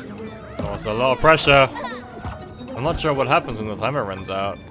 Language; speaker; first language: English; native; English